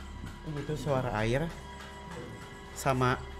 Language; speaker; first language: Indonesian; native; Indonesian